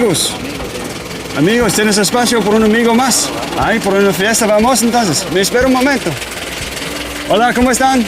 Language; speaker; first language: Spanish; non-native, learner; English